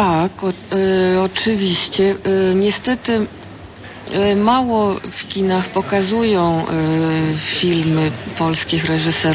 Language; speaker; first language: Polish; early bilingual, heritage; Polish